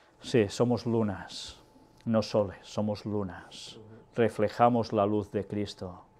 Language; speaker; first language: Spanish; non-native, local second language; Catalan